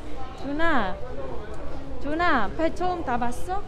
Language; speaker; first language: Korean; native; Korean